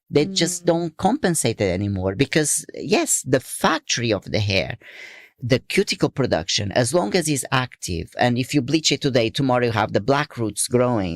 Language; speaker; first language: English; non-native, fluent; Portuguese